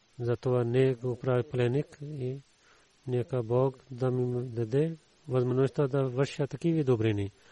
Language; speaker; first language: Bulgarian; non-native, learner; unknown